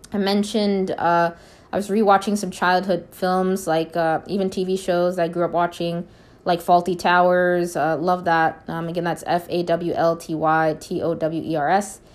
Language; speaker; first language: English; native; English